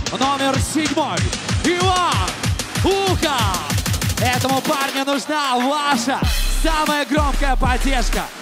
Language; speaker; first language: Russian; native; Russian